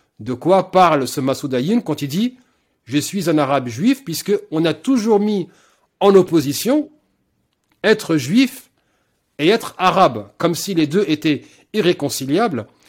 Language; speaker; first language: French; native; French